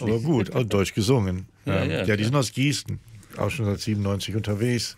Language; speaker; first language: German; non-native, fluent; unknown